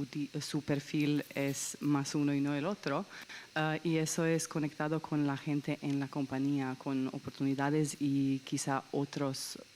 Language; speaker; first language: Spanish; non-native, learner; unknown